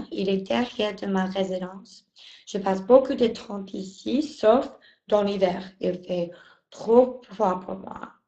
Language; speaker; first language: French; non-native, learner; English